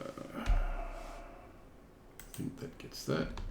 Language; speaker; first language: English; native; English